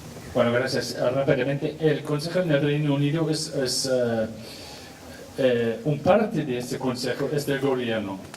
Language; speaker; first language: Spanish; non-native, fluent; English